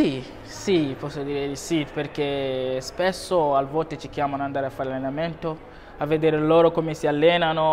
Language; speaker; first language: Italian; non-native, learner; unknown